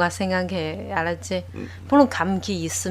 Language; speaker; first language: Korean; non-native, learner; Chinese